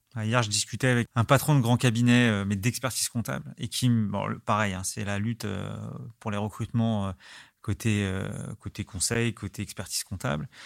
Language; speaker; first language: French; native; French